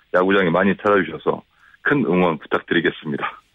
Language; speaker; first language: Korean; native; Korean